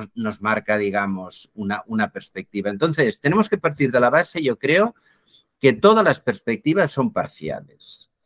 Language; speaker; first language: Spanish; native; Spanish